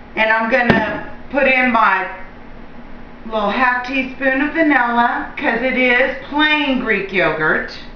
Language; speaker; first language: English; native; English